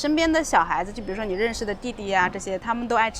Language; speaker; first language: Chinese; native; Chinese